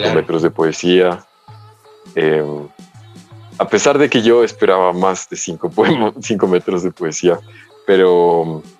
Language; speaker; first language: Spanish; early bilingual, heritage; Spanish